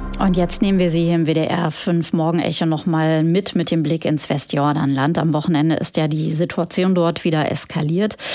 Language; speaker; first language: German; native; German